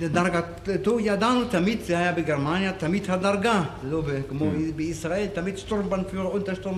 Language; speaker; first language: Hebrew; non-native, fluent; German